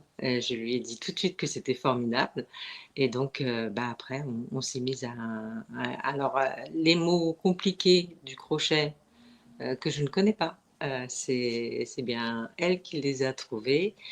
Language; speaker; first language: French; native; French